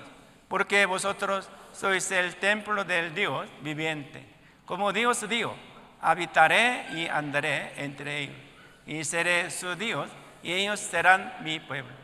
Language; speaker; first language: Spanish; non-native, learner; Korean